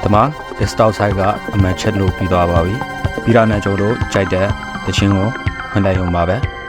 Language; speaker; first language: Burmese; non-native, local second language; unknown